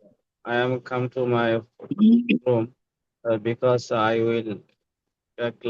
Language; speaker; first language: English; non-native, learner; Bangla